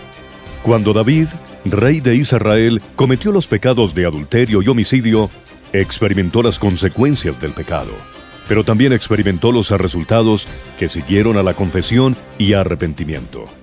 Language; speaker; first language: Spanish; native; Spanish